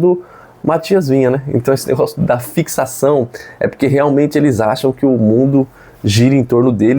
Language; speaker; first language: Portuguese; native; Portuguese